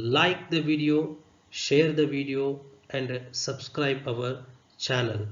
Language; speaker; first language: English; non-native, local second language; Kannada